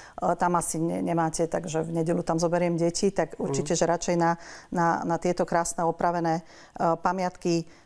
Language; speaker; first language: Slovak; native; Slovak